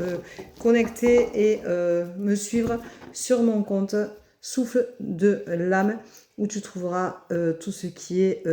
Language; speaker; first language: French; native; French